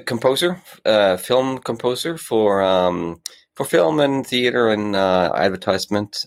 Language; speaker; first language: English; non-native, fluent; Norwegian